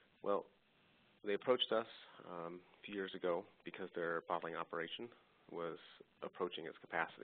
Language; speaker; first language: English; native; English